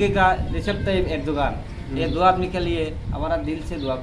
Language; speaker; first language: Hindi; non-native, learner; Bangla